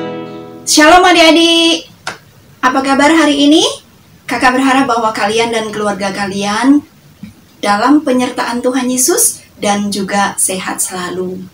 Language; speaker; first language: Indonesian; native; Indonesian